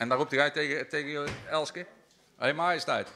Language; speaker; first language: Dutch; native; Dutch